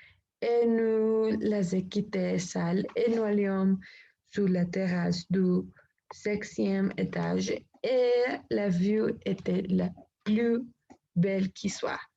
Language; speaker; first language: French; non-native, learner; Spanish